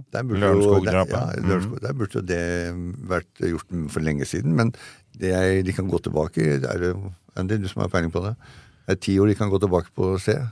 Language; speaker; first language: Norwegian; native; Norwegian